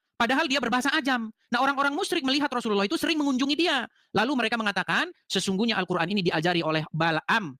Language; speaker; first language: Indonesian; native; Indonesian